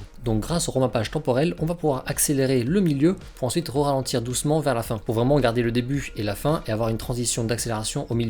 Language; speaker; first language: French; native; French